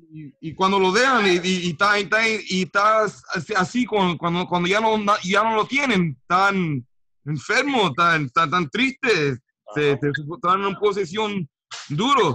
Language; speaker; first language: Spanish; early bilingual, heritage; Spanish